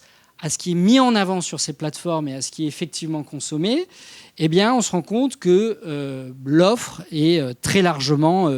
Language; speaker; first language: French; native; French